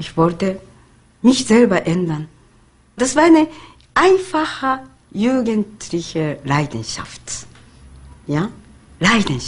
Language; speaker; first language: German; non-native, learner; Japanese